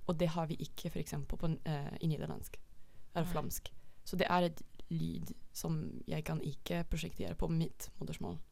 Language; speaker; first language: Norwegian; non-native, fluent; Dutch